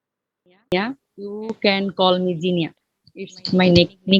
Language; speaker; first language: English; non-native, learner; Bangla